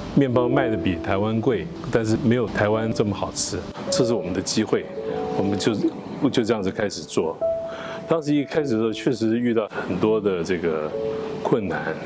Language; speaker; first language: Chinese; native; Chinese